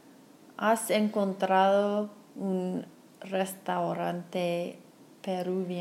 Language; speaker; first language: Spanish; non-native, fluent; English